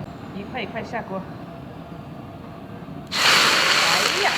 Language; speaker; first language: Chinese; native; Chinese